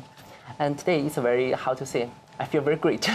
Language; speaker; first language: English; non-native, learner; Chinese